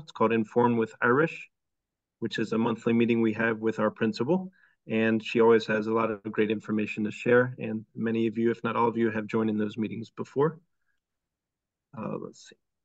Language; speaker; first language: English; native; English